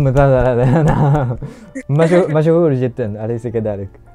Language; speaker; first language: Arabic; non-native, learner; Japanese